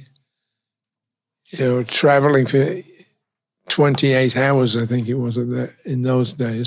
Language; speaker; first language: English; native; English